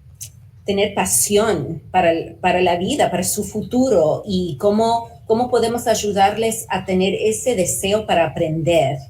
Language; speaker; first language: Spanish; early bilingual, heritage; Spanish